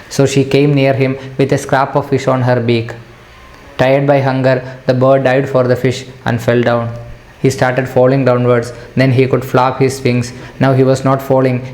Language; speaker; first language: English; non-native, local second language; Malayalam